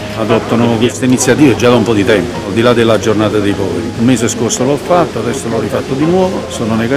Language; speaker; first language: Italian; native; Italian